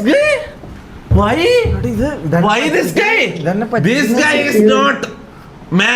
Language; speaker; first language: English; non-native, local second language; Malayalam